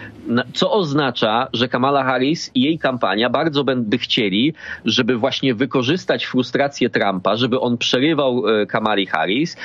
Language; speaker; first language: Polish; native; Polish